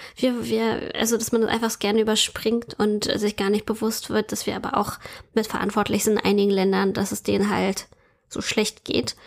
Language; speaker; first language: German; early bilingual, other home language; Russian